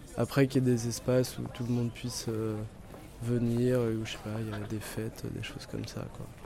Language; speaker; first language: French; native; French